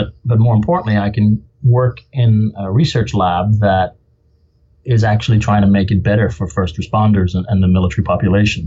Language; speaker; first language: English; native; English